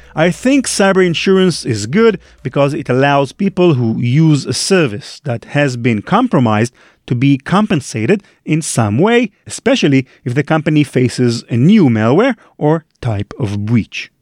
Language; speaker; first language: English; non-native, fluent; Hebrew